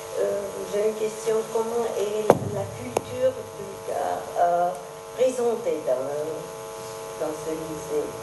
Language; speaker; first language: French; non-native, fluent; Georgian